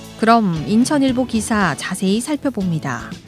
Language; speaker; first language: Korean; native; Korean